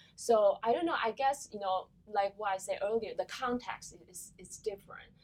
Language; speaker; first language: English; non-native, fluent; Chinese